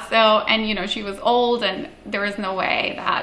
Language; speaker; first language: English; non-native, local second language; Hindi